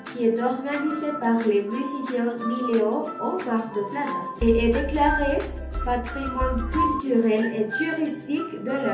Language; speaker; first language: French; non-native, learner; Spanish